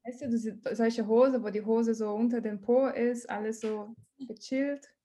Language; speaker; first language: German; non-native, learner; Portuguese